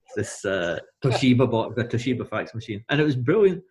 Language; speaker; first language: English; native; English